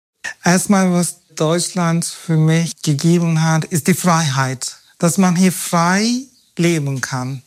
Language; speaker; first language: German; non-native, learner; Turkish